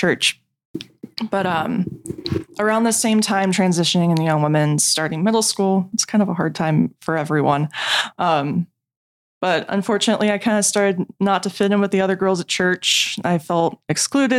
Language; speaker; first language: English; native; English